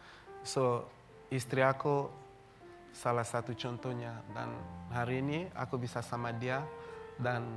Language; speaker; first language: Indonesian; non-native, fluent; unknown